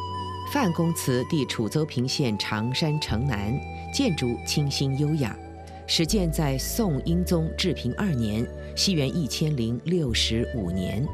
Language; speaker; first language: Chinese; native; Chinese